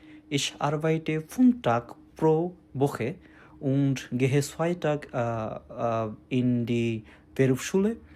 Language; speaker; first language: German; non-native, learner; Bangla